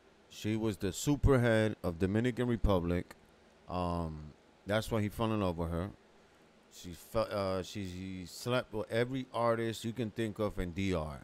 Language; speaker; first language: English; early bilingual, other home language; Spanish